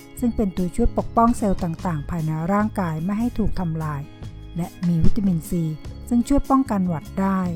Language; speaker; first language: Thai; native; Thai